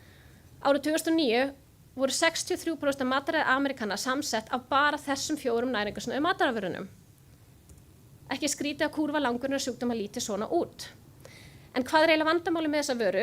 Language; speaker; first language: Icelandic; native; Icelandic